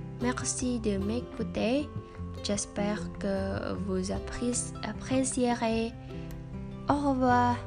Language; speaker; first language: French; non-native, learner; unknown